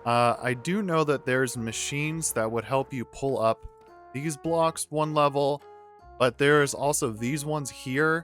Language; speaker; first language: English; native; English